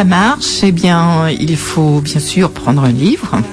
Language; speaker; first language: French; native; French